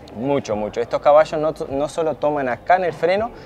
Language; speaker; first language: Spanish; early bilingual, heritage; Spanish